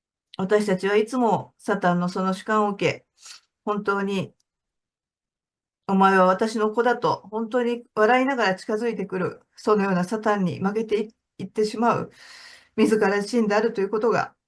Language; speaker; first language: Japanese; native; Japanese